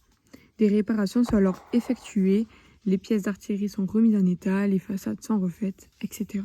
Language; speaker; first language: French; native; French